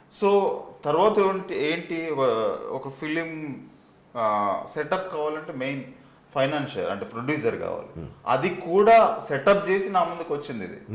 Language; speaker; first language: Telugu; native; Telugu